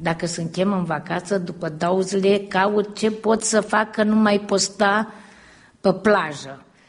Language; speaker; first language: Romanian; early bilingual, heritage; Romanian